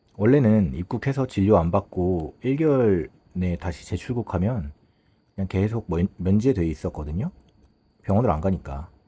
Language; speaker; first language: Korean; native; Korean